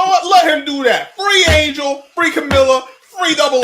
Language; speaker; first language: English; native; English